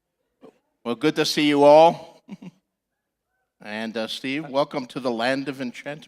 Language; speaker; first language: English; native; English